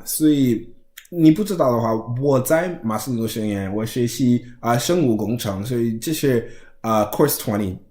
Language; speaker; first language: Chinese; non-native, learner; English